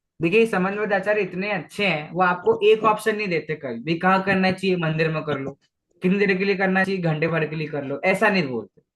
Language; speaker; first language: Hindi; non-native, local second language; Marathi